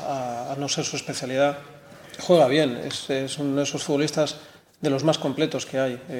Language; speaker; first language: Spanish; native; Spanish